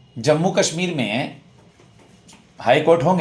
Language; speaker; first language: Hindi; native; Hindi